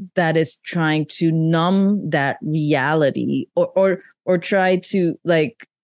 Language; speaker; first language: English; non-native, local second language; Urdu